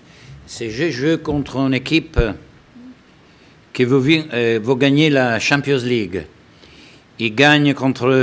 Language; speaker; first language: French; non-native, learner; Italian